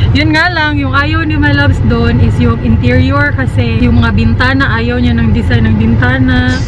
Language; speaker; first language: Filipino; non-native, local second language; Cebuano